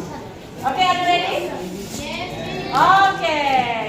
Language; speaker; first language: English; non-native, learner; Indonesian